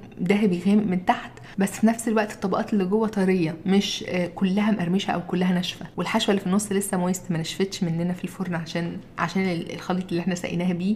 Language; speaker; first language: Arabic; native; Arabic